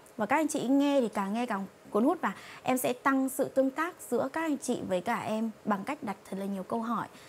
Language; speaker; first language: Vietnamese; non-native, local second language; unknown